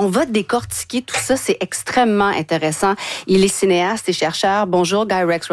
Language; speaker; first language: French; native; French